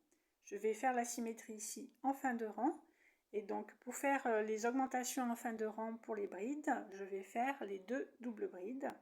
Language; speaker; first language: French; native; French